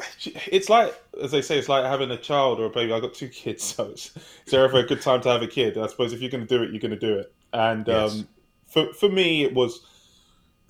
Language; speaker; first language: English; native; English